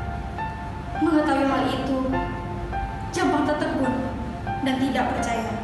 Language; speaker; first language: Indonesian; native; Indonesian